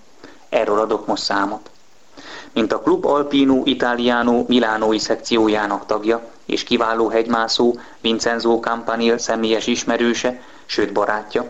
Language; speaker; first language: Hungarian; native; Hungarian